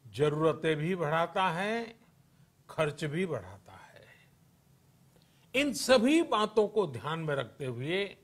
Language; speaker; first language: Hindi; non-native, local second language; Gujarati